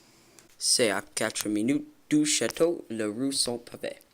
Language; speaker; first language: French; non-native, learner; English